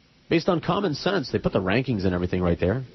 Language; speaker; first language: English; native; English